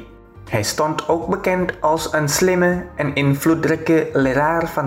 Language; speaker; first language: Dutch; non-native, fluent; Indonesian